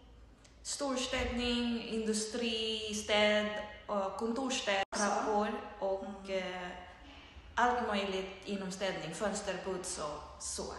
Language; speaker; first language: Swedish; non-native, fluent; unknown